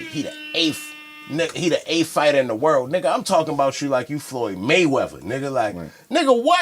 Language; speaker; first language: English; native; English